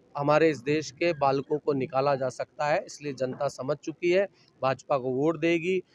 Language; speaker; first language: Hindi; native; Hindi